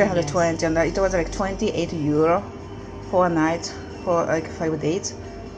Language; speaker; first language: English; non-native, learner; Japanese